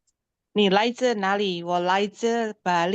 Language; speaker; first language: Chinese; non-native, learner; Indonesian